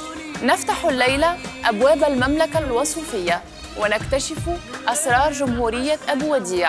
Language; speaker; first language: Arabic; native; Arabic